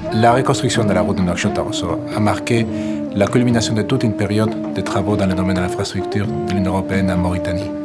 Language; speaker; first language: French; native; French